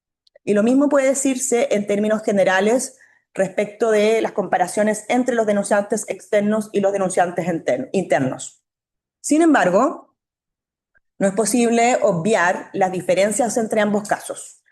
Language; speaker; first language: Spanish; native; Spanish